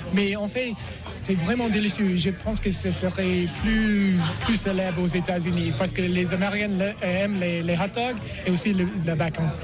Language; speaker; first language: French; non-native, learner; English